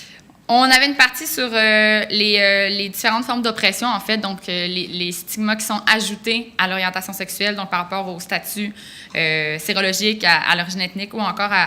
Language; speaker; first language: French; native; French